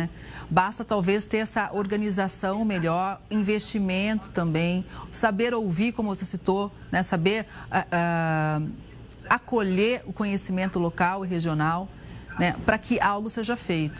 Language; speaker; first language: Portuguese; native; Portuguese